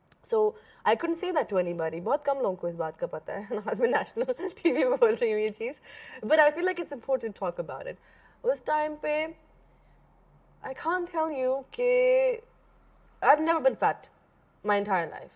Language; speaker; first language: Urdu; early bilingual, heritage; Hindi